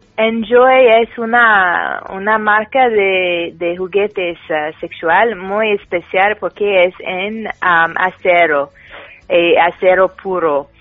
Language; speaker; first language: Spanish; non-native, learner; French